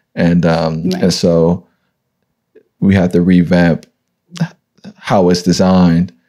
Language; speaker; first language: English; native; English